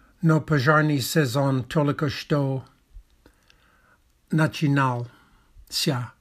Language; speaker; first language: Russian; non-native, learner; English